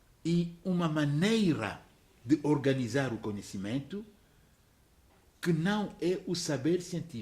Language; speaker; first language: Portuguese; non-native, fluent; French